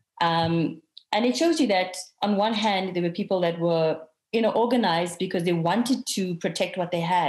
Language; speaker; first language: English; native; English